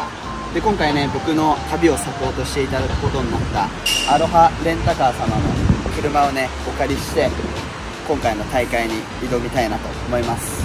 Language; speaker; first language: Japanese; native; Japanese